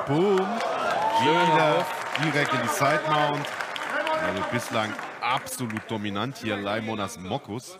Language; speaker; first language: German; native; German